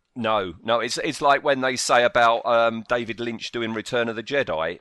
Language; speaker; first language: English; native; English